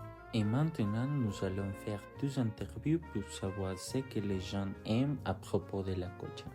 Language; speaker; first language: French; non-native, learner; Spanish